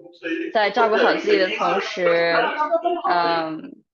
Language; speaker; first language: Chinese; early bilingual, heritage; Chinese